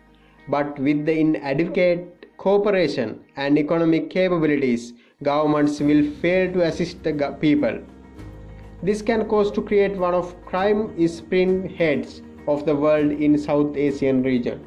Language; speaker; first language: English; non-native, local second language; Sinhala